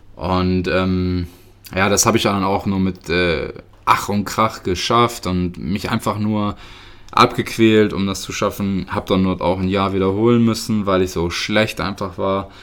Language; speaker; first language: German; early bilingual, other home language; Russian